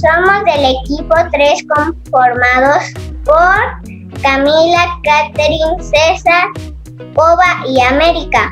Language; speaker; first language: Spanish; native; Spanish